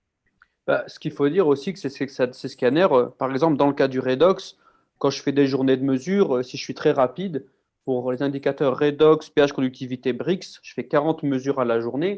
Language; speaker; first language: French; native; French